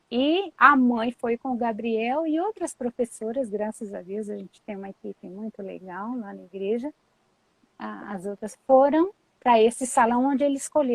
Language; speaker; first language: Portuguese; native; Portuguese